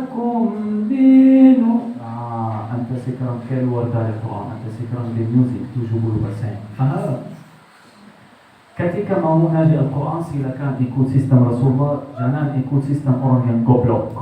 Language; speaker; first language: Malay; non-native, learner; Arabic